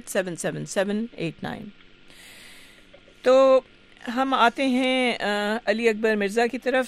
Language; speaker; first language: Urdu; native; Urdu